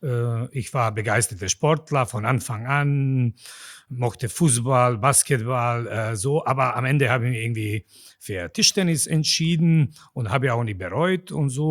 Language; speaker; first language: German; non-native, fluent; Bosnian